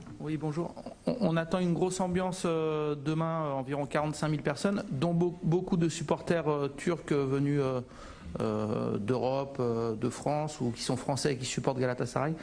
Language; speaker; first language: French; native; French